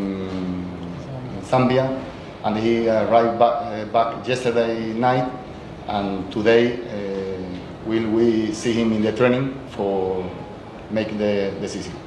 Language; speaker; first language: English; non-native, learner; Spanish